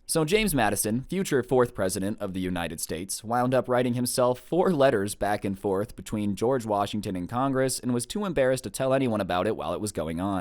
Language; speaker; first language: English; native; English